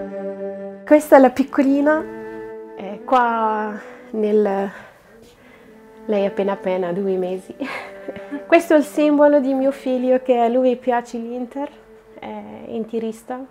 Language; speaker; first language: Italian; non-native, fluent; Arabic